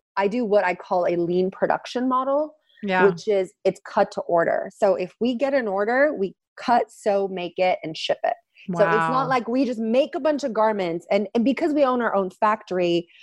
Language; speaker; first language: English; early bilingual, other home language; Turkish